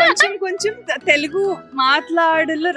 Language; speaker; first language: Telugu; non-native, learner; Kannada